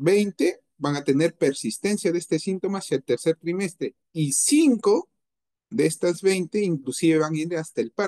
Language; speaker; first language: Spanish; native; Spanish